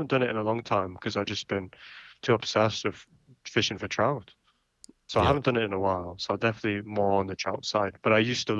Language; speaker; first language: English; native; English